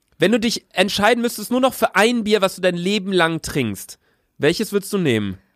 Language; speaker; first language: German; native; German